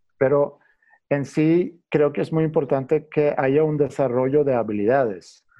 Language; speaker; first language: Spanish; non-native, fluent; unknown